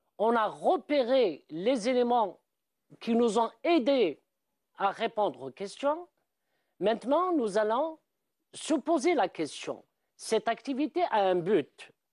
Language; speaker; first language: French; non-native, local second language; Arabic